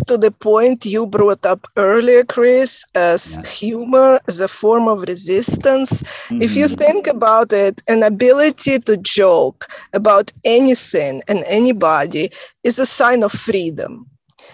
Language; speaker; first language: English; non-native, fluent; Russian